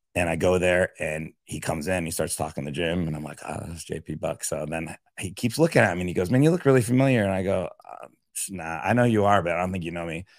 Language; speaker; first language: English; native; English